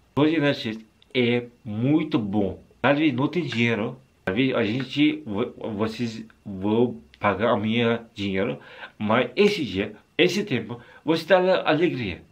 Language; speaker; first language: Portuguese; non-native, learner; Turkish